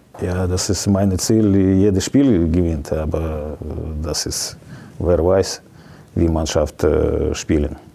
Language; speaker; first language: German; non-native, learner; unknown